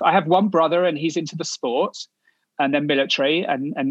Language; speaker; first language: English; native; English